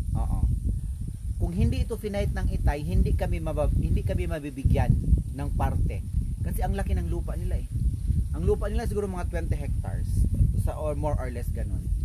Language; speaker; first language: Filipino; non-native, local second language; Cebuano